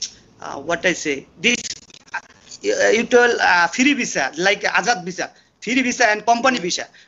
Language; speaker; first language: English; non-native, learner; Bangla